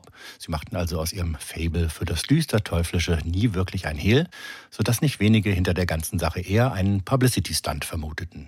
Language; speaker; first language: German; native; German